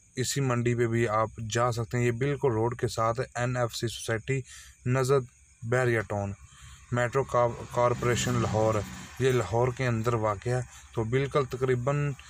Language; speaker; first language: Urdu; non-native, local second language; Punjabi